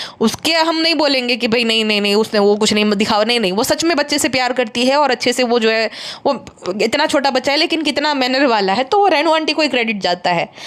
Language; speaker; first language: Hindi; native; Hindi